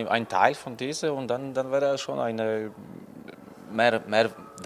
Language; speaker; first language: German; non-native, learner; Polish